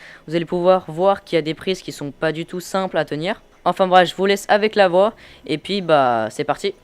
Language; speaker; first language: French; native; French